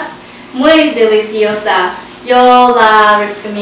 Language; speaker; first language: Spanish; non-native, learner; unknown